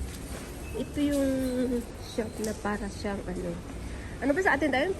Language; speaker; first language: Filipino; native; Filipino